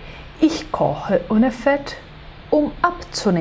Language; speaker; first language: German; non-native, fluent; Portuguese